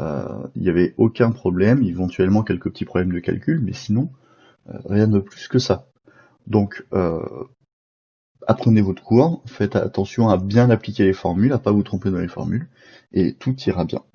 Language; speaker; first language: French; native; French